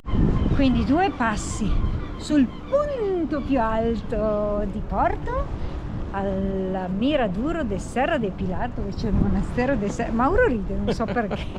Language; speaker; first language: Italian; native; Italian